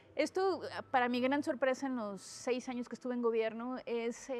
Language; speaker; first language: Spanish; native; Spanish